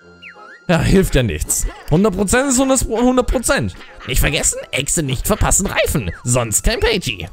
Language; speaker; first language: German; native; German